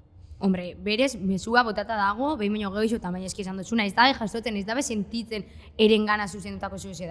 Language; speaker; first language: Basque; native; Basque